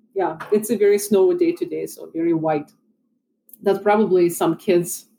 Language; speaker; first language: English; non-native, fluent; Russian